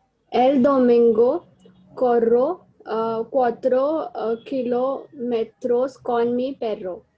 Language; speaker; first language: Spanish; non-native, learner; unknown